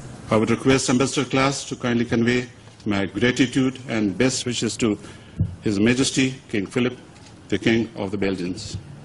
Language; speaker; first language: English; non-native, local second language; Urdu